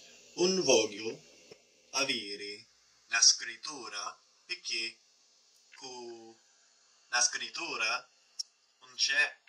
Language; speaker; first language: Italian; non-native, learner; English